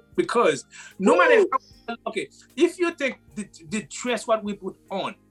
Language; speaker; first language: English; non-native, fluent; Haitian Creole